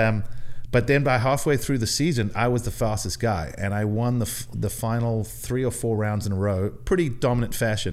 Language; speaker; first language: English; native; English